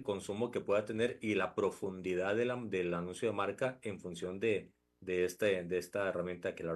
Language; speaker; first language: Spanish; native; Spanish